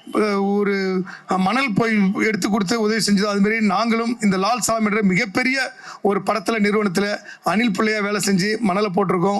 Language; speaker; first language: Tamil; native; Tamil